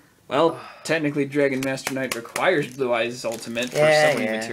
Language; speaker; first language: English; native; English